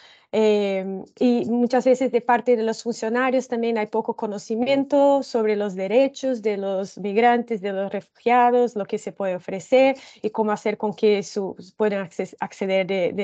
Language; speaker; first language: Spanish; non-native, fluent; Portuguese